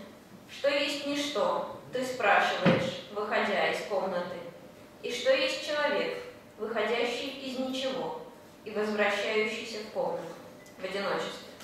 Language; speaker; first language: Russian; native; Russian